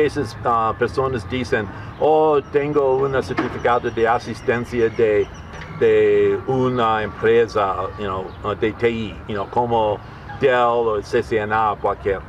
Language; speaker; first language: Spanish; non-native, learner; English